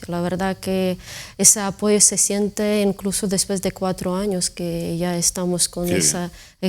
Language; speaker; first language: Spanish; non-native, fluent; Ukrainian